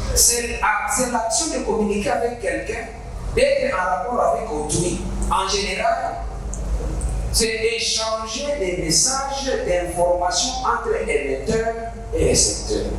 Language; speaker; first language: French; non-native, local second language; Swahili